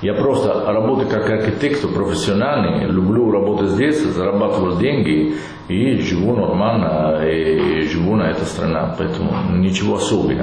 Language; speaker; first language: Russian; non-native, learner; Italian